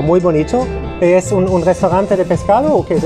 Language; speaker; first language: Spanish; non-native, learner; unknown